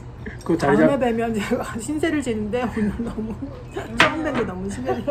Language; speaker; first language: Korean; native; Korean